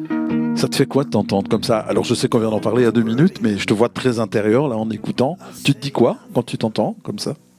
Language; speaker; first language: French; native; French